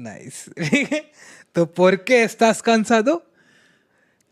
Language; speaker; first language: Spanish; non-native, learner; Hindi